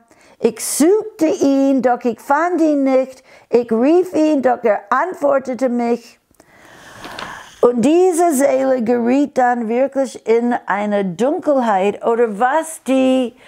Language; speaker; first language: German; non-native, fluent; English